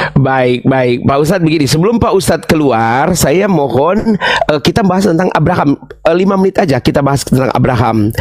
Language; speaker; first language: Indonesian; native; Indonesian